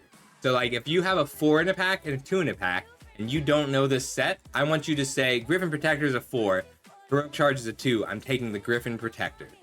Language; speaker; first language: English; native; English